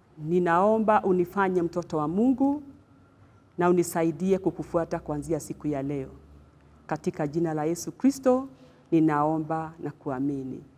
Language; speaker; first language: Swahili; non-native, local second language; Kikuyu